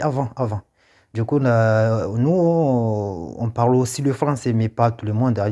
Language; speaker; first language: French; non-native, local second language; Comorian